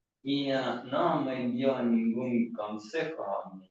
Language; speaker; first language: Spanish; non-native, learner; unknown